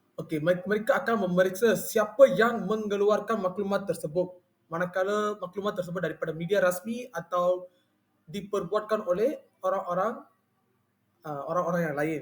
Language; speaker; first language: Malay; non-native, local second language; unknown